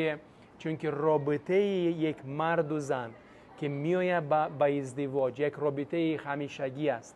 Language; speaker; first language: Persian; non-native, fluent; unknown